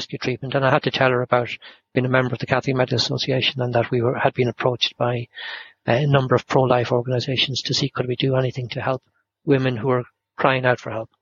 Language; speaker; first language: English; native; English